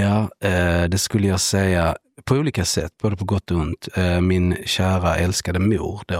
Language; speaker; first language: Swedish; native; Swedish